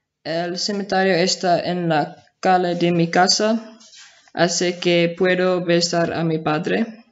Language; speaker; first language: Spanish; non-native, learner; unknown